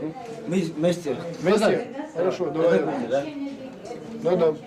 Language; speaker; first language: Russian; non-native, learner; French